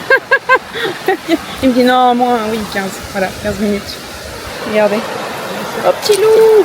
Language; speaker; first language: French; native; French